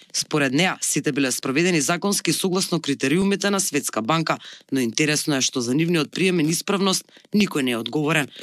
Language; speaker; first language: Macedonian; native; Macedonian